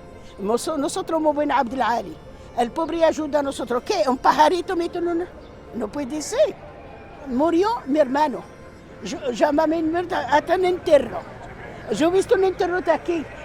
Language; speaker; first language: Spanish; non-native, learner; Arabic